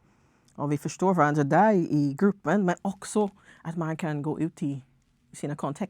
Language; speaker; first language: Swedish; non-native, fluent; English